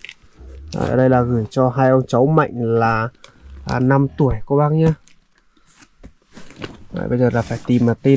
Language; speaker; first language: Vietnamese; native; Vietnamese